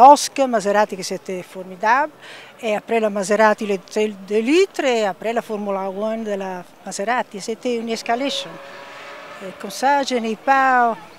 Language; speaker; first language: French; non-native, fluent; Italian